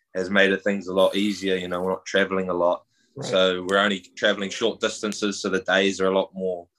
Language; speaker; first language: English; native; English